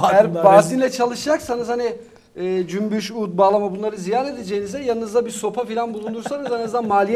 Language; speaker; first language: Turkish; native; Turkish